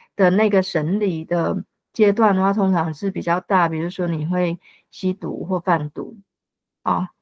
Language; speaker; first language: Chinese; non-native, fluent; Cantonese